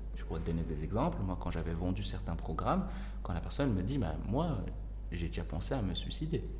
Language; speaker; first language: French; non-native, local second language; Arabic